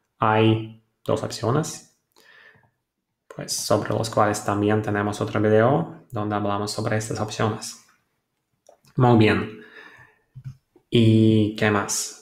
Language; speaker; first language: Spanish; non-native, fluent; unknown